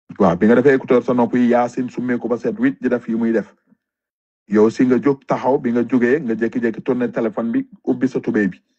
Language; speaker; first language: Wolof; non-native, local second language; Fula